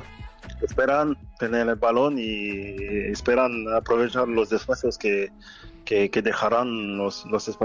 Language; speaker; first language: Spanish; non-native, fluent; French